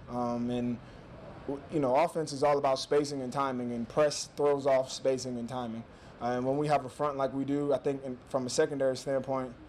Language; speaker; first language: English; native; English